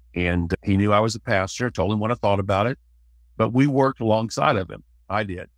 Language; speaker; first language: English; native; English